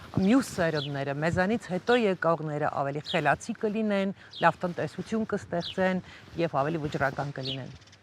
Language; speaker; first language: Armenian; native; Armenian